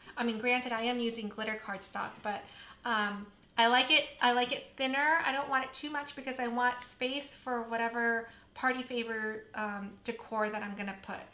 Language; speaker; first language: English; native; English